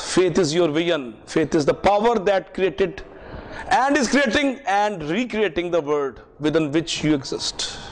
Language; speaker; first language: English; non-native, local second language; Punjabi